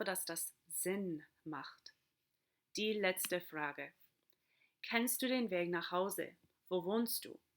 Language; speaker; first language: German; non-native, fluent; English